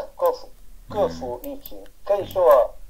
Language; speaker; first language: Chinese; non-native, learner; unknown